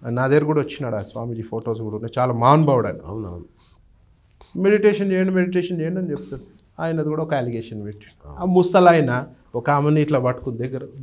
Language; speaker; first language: Telugu; native; Telugu